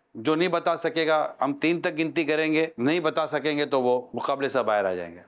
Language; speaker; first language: Urdu; native; Urdu